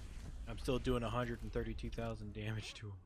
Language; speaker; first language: English; native; English